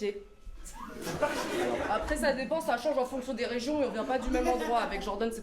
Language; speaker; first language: French; native; French